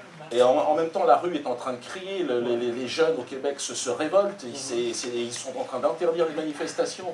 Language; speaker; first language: French; native; French